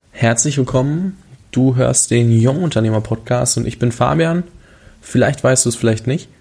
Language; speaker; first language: German; native; German